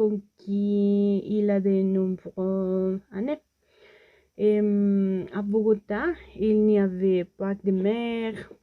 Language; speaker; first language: French; non-native, learner; Spanish